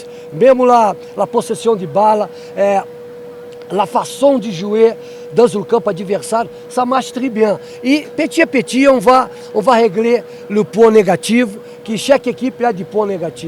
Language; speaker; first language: French; non-native, learner; Portuguese